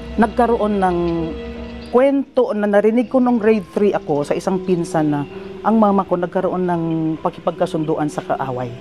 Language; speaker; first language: Filipino; non-native, local second language; Cebuano